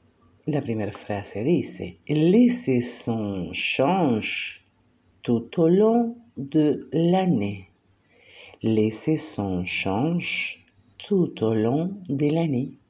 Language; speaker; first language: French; non-native, fluent; Spanish